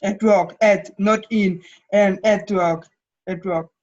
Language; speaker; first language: English; non-native, fluent; Russian